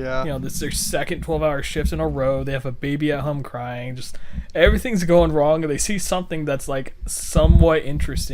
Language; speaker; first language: English; native; English